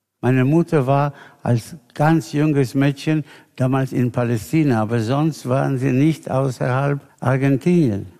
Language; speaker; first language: German; non-native, fluent; Spanish